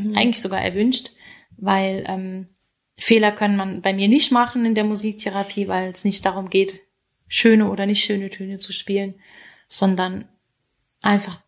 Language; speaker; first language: German; native; German